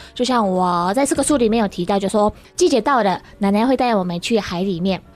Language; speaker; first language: Chinese; non-native, fluent; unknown